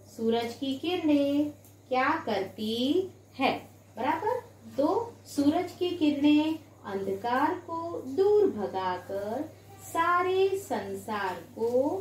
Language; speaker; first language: Hindi; non-native, local second language; Gujarati